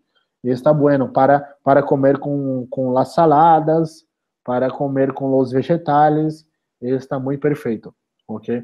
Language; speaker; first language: Spanish; non-native, learner; Portuguese